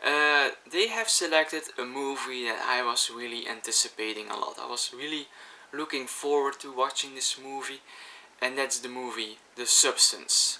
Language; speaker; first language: English; non-native, fluent; Dutch